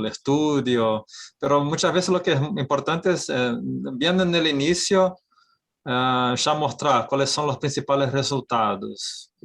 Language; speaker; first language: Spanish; non-native, fluent; Portuguese